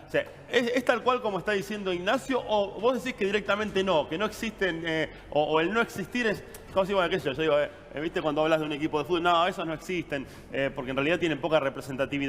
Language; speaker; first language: Spanish; native; Spanish